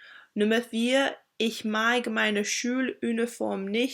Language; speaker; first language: German; non-native, fluent; English